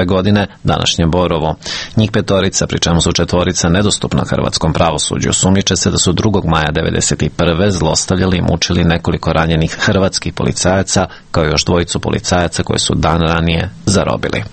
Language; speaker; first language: Serbian; native; Serbian